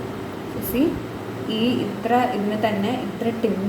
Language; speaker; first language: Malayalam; native; Malayalam